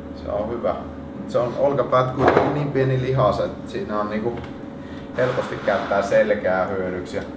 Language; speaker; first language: Finnish; native; Finnish